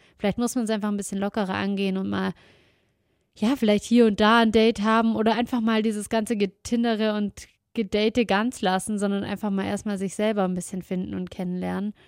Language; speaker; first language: German; native; German